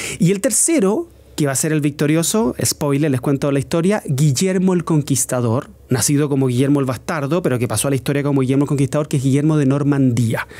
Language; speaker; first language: Spanish; native; Spanish